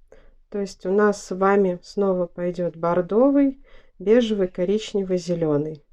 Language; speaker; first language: Russian; native; Russian